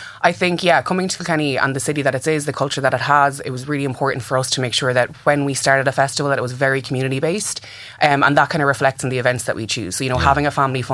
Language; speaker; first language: English; native; English